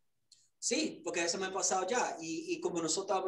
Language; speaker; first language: Spanish; early bilingual, other home language; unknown